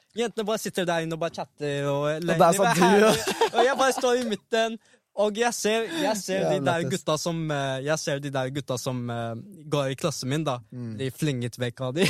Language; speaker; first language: Norwegian; early bilingual, other home language; Arabic